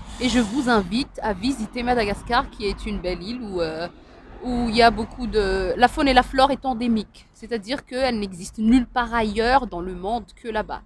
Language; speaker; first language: French; non-native, local second language; Malagasy